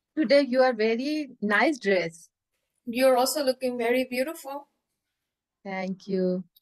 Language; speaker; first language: English; non-native, local second language; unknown